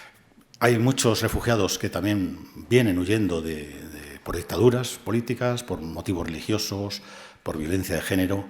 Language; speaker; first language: Spanish; native; Spanish